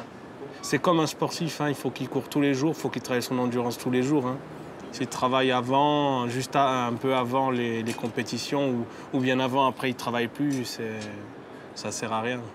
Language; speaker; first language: French; native; French